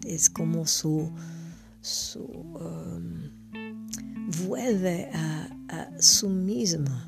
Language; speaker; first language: Spanish; non-native, fluent; English